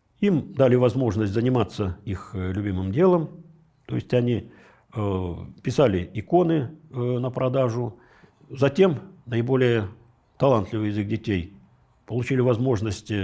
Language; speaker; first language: Russian; native; Russian